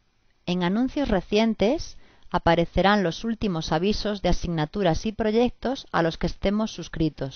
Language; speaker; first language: Spanish; native; Spanish